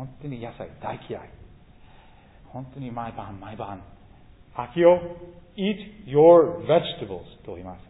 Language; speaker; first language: Japanese; non-native, fluent; English